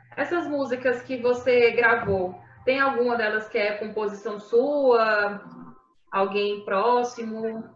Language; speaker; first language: Portuguese; native; Portuguese